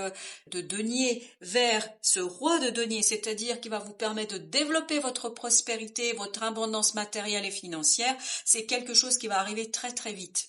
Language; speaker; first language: French; native; French